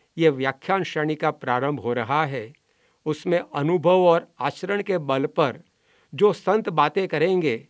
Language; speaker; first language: Hindi; non-native, local second language; Gujarati